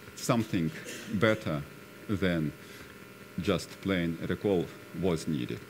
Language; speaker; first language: English; non-native, fluent; Russian